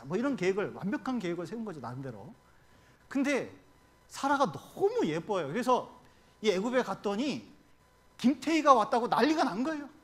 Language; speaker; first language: Korean; native; Korean